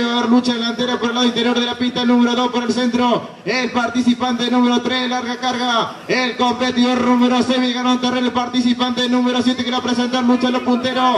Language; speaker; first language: Spanish; native; Spanish